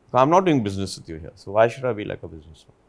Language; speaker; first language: English; non-native, local second language; Hindi